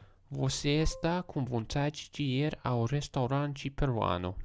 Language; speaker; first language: Portuguese; non-native, learner; English